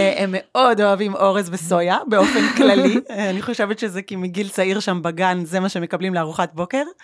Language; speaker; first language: Hebrew; native; Hebrew